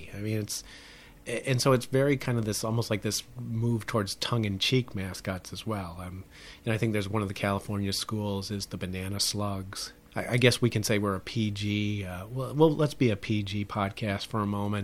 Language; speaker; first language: English; native; English